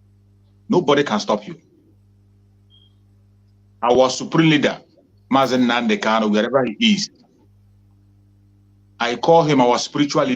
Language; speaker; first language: English; non-native, local second language; Igbo